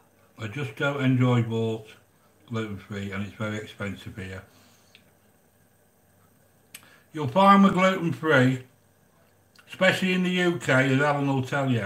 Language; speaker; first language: English; native; English